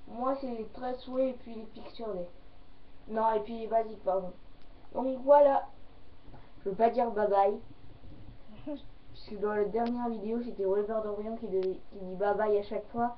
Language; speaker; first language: French; native; French